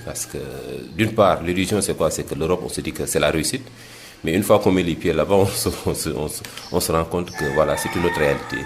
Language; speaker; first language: French; non-native, local second language; Wolof